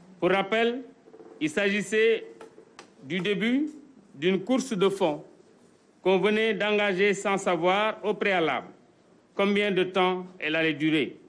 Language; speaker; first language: French; non-native, local second language; Wolof